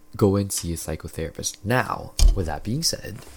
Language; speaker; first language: English; non-native, local second language; Filipino